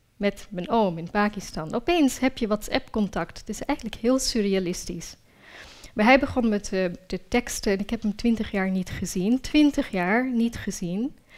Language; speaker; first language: Dutch; early bilingual, other home language; Urdu